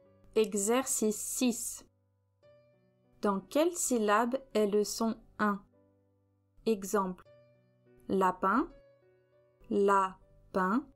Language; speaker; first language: French; native; French